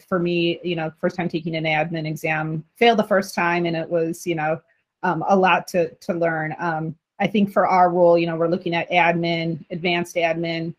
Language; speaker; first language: English; native; English